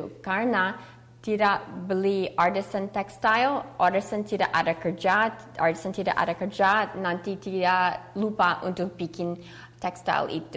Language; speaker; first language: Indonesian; early bilingual, heritage; English